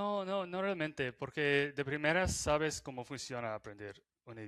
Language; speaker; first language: Spanish; non-native, fluent; English